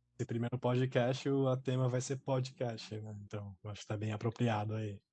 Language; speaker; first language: Portuguese; non-native, fluent; English